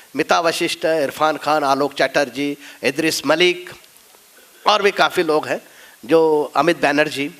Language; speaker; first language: Hindi; non-native, local second language; Marathi